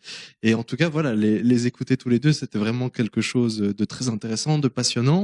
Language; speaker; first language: French; native; French